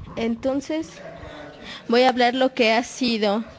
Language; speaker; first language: Spanish; non-native, fluent; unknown